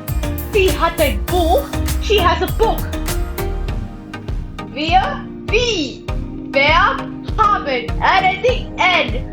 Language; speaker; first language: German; non-native, learner; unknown